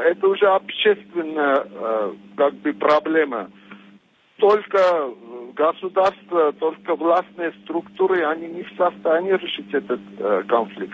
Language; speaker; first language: Russian; non-native, fluent; Armenian